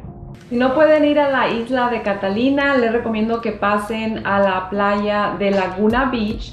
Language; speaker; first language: Spanish; native; Spanish